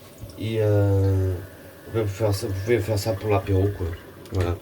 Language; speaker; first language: French; native; French